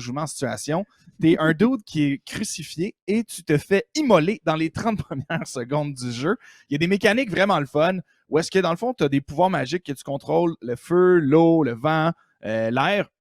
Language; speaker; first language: French; native; French